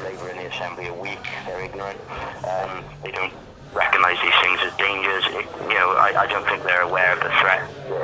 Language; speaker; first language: English; native; English